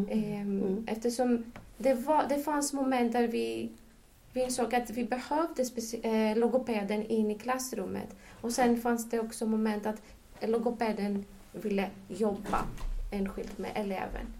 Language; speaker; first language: Swedish; non-native, fluent; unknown